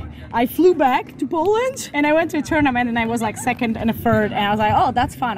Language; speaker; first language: English; non-native, fluent; Polish